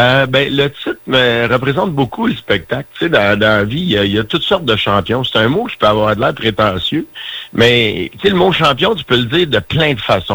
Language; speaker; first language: French; native; French